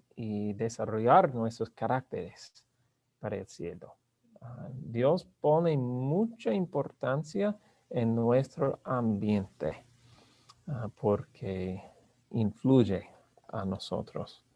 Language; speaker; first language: Spanish; non-native, learner; English